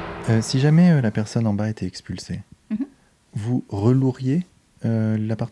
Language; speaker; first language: French; native; French